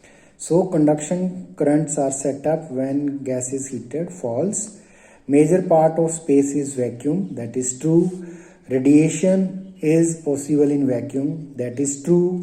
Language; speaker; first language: English; non-native, local second language; Hindi